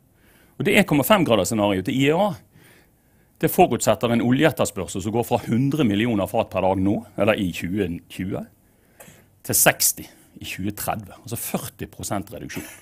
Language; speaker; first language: Norwegian; native; Norwegian